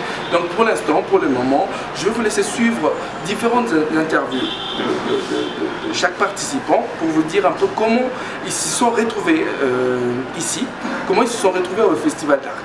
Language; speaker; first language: French; non-native, local second language; Luba-Lulua